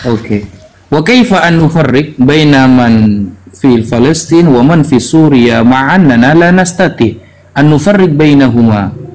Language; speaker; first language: Arabic; non-native, learner; Indonesian